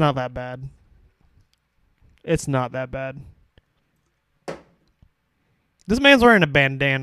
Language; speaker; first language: English; native; English